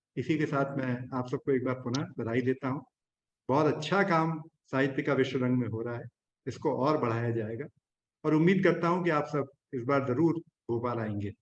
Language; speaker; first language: Hindi; native; Hindi